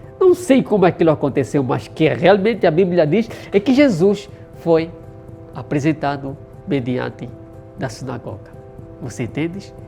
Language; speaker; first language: Portuguese; native; Portuguese